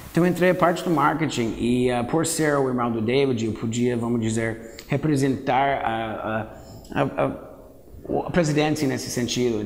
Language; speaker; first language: Portuguese; non-native, fluent; English